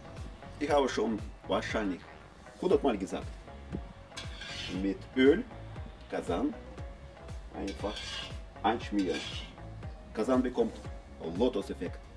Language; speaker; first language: German; non-native, learner; Russian